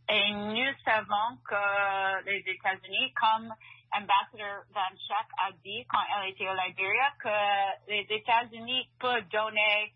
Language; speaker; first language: French; non-native, fluent; English